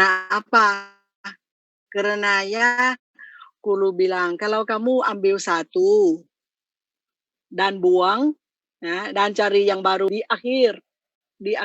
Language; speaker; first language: Indonesian; non-native, fluent; Thai